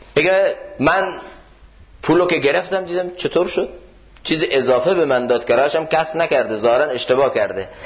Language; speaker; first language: Persian; native; Persian